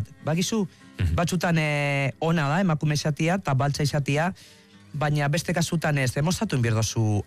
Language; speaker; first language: Basque; native; Basque